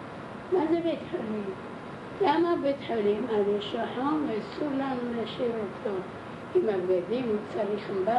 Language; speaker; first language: Hebrew; non-native, fluent; Arabic